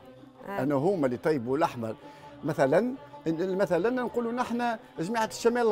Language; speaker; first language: Arabic; native; Arabic